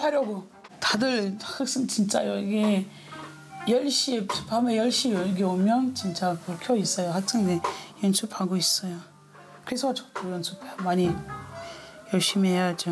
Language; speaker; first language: Korean; non-native, learner; French